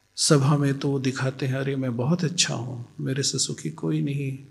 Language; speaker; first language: Hindi; native; Hindi